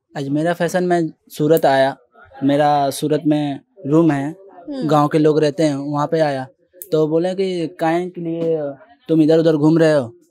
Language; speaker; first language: Hindi; native; Hindi